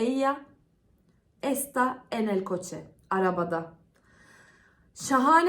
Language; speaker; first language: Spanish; non-native, fluent; Turkish